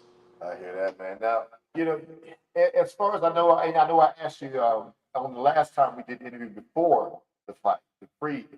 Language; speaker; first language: English; native; English